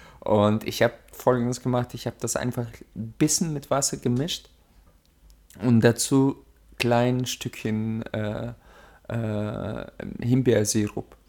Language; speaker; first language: German; early bilingual, other home language; Russian